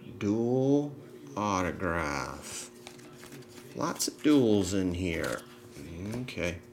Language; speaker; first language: English; native; English